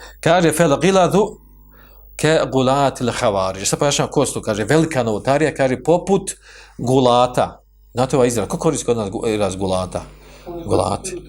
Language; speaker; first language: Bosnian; native; Bosnian